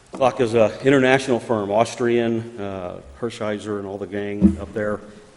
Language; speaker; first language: English; native; English